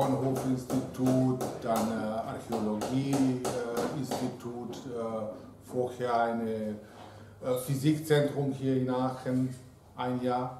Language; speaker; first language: German; non-native, fluent; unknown